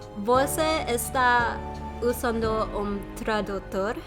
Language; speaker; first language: Portuguese; non-native, learner; English